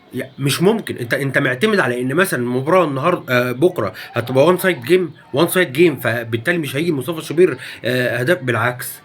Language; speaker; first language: Arabic; native; Arabic